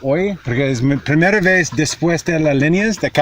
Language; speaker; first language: Spanish; non-native, learner; English